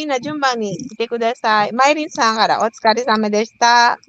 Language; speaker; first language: Japanese; non-native, fluent; Filipino